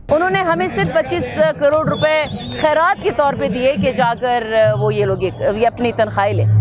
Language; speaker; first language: Urdu; non-native, local second language; Pashto